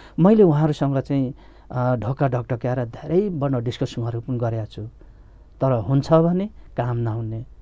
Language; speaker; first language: Nepali; non-native, local second language; Limbu